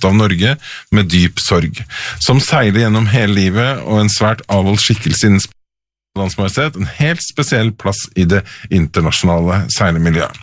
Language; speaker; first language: Norwegian; native; Norwegian